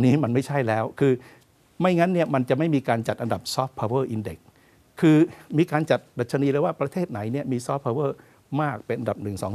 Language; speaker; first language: Thai; native; Thai